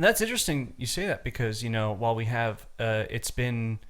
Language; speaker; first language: English; native; English